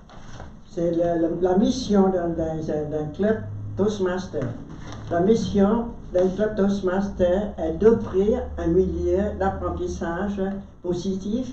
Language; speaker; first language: French; non-native, learner; Vietnamese